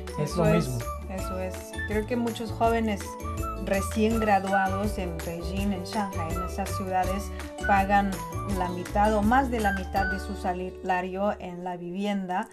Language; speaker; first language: Spanish; non-native, fluent; Chinese